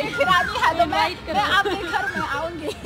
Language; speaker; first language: Hindi; non-native, learner; Chinese